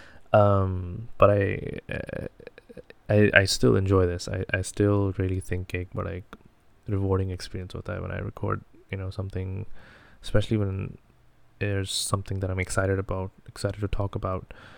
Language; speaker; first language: English; non-native, local second language; Hindi